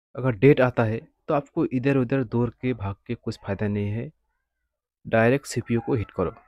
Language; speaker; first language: Hindi; non-native, local second language; Bangla